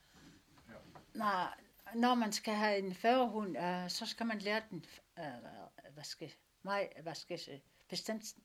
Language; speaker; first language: Danish; non-native, local second language; Kalaallisut